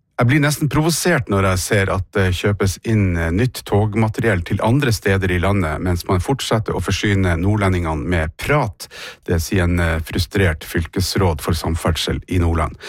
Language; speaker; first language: Norwegian; native; Norwegian